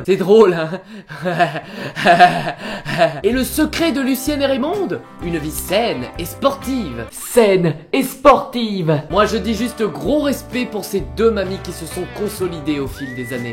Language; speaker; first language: French; native; French